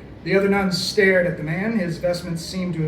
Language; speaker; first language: English; native; English